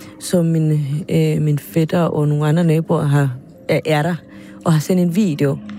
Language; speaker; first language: Danish; non-native, fluent; Spanish